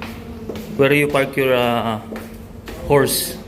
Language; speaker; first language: English; non-native, local second language; Filipino